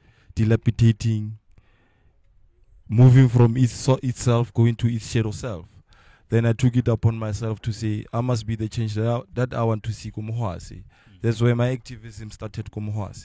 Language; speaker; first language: English; non-native, local second language; Tswana